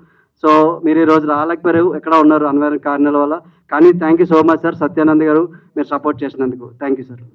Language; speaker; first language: Telugu; native; Telugu